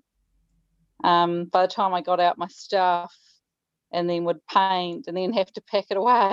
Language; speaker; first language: English; native; English